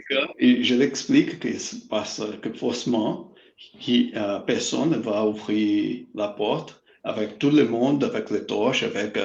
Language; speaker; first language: French; non-native, fluent; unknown